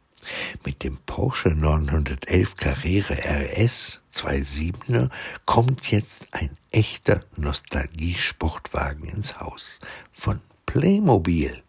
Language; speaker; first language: German; native; German